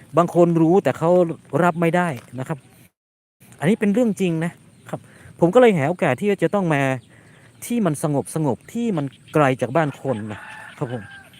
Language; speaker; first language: Thai; native; Thai